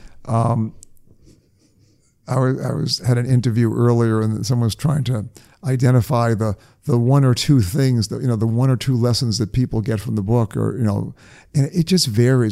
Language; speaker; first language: English; native; English